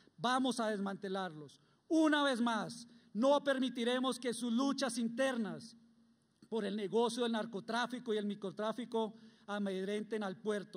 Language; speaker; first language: Spanish; native; Spanish